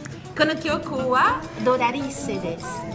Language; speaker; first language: Japanese; non-native, fluent; Greek